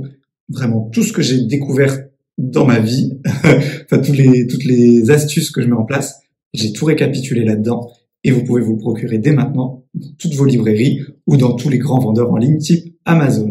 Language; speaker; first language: French; native; French